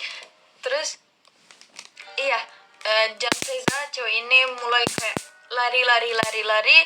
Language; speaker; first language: Indonesian; non-native, learner; Turkish